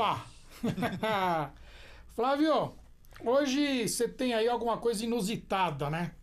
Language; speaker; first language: Portuguese; native; Portuguese